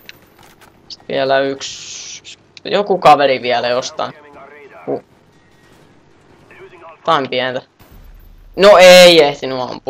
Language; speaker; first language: Finnish; native; Finnish